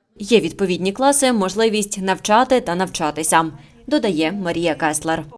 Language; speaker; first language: Ukrainian; native; Ukrainian